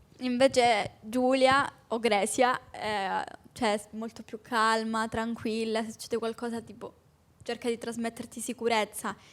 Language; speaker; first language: Italian; native; Italian